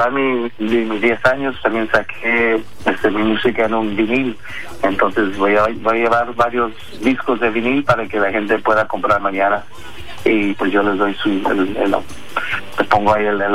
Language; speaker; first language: Spanish; early bilingual, heritage; Spanish